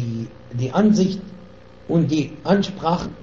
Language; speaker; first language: German; non-native, fluent; Arabic